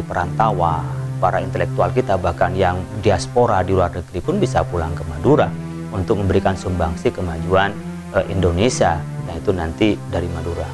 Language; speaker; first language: Indonesian; non-native, local second language; Madurese